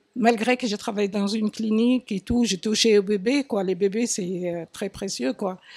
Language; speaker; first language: French; non-native, local second language; Arabic